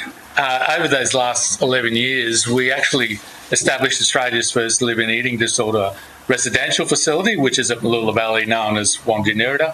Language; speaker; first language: English; native; English